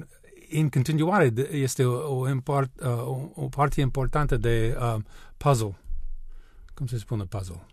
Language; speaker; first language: Romanian; non-native, learner; English